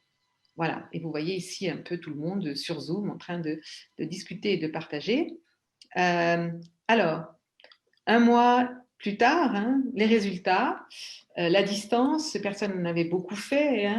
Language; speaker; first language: French; native; French